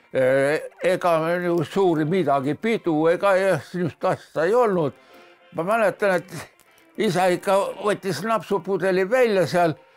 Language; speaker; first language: Estonian; native; Estonian